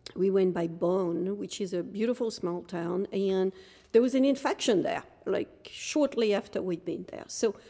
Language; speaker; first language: English; non-native, fluent; French